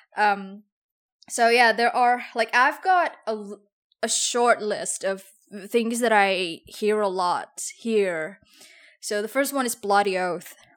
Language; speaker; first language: English; non-native, fluent; Javanese